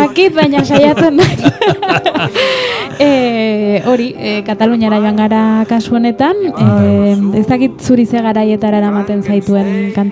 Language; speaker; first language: Basque; native; Basque